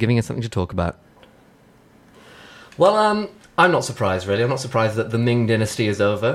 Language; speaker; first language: English; native; English